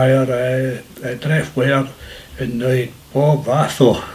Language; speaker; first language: Welsh; non-native, learner; English